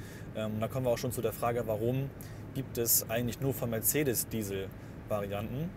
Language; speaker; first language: German; native; German